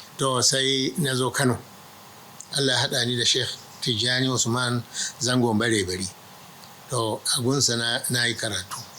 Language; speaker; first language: Hausa; non-native, local second language; Arabic